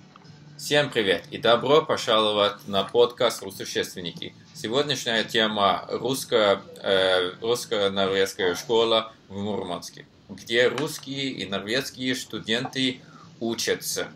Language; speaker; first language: Russian; non-native, learner; Norwegian